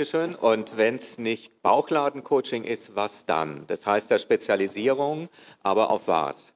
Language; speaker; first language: German; native; German